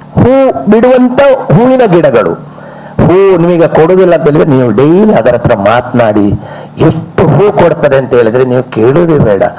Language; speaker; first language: Kannada; non-native, local second language; Malayalam